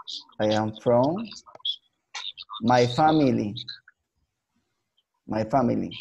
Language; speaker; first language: English; non-native, learner; Spanish